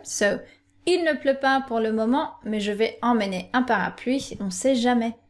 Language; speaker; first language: French; native; French